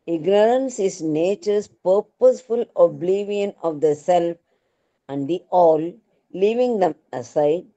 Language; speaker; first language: English; non-native, local second language; Tamil